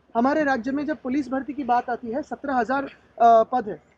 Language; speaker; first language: Hindi; non-native, local second language; Marathi